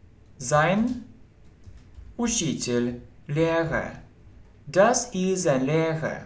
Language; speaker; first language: German; non-native, fluent; Russian